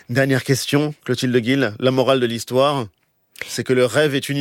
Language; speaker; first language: French; native; French